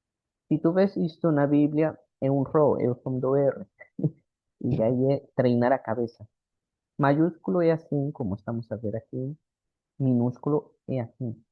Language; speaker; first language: Spanish; non-native, fluent; Portuguese